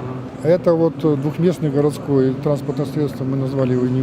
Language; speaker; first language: Russian; native; Russian